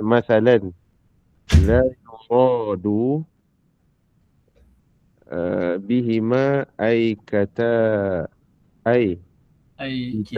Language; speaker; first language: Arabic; non-native, learner; Malay